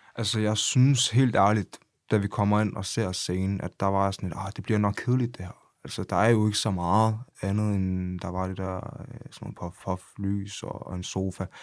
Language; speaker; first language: Danish; early bilingual, other home language; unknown